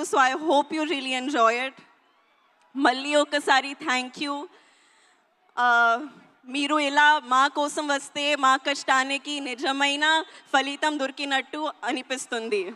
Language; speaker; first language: Telugu; non-native, learner; Hindi